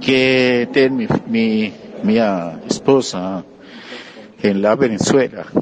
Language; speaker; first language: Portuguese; non-native, learner; Spanish